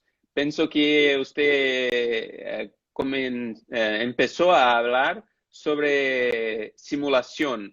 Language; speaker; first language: Spanish; non-native, fluent; Portuguese